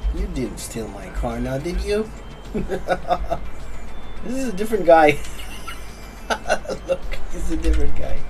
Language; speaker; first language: English; non-native, local second language; Cebuano